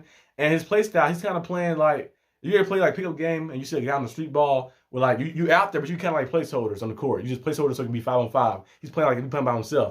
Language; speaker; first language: English; native; English